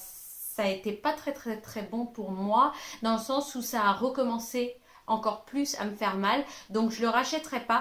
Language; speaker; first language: French; native; French